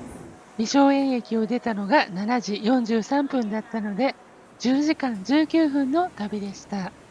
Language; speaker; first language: Japanese; native; Japanese